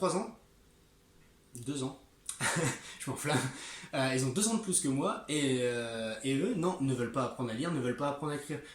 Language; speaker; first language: French; native; French